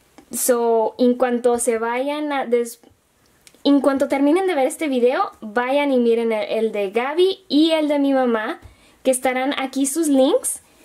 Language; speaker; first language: Spanish; early bilingual, heritage; Spanish